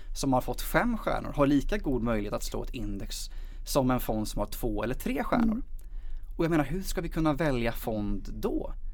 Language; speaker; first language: Swedish; native; Swedish